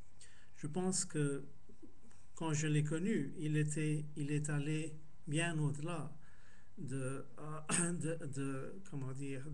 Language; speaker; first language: French; non-native, fluent; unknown